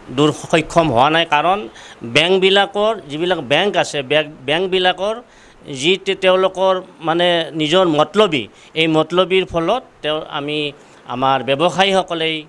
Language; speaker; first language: Assamese; native; Assamese